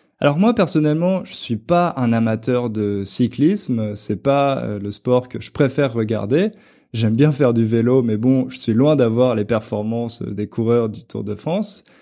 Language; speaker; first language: French; native; French